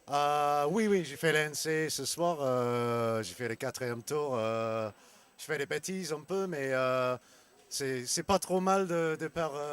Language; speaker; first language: French; non-native, learner; English